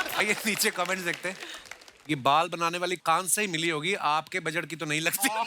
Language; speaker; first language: Hindi; non-native, local second language; Punjabi